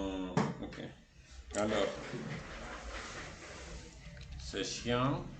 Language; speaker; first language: French; non-native, fluent; Spanish